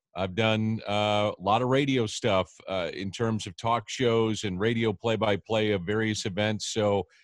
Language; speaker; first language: English; native; English